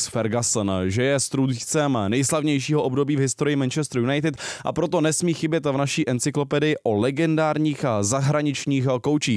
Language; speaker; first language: Czech; native; Czech